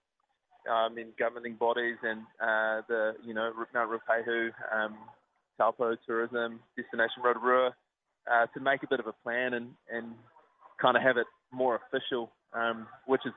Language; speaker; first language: English; native; English